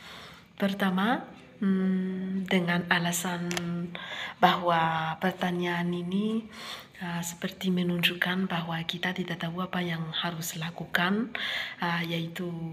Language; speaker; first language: Indonesian; non-native, fluent; Malagasy